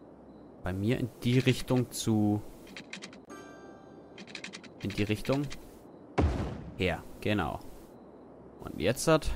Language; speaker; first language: German; native; German